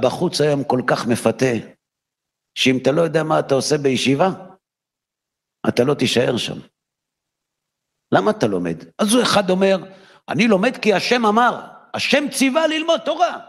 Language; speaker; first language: Hebrew; native; Hebrew